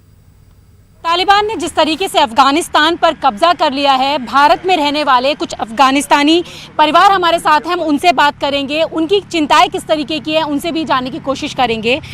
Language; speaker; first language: Hindi; native; Hindi